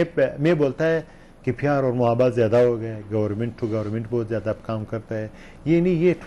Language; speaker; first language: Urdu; non-native, learner; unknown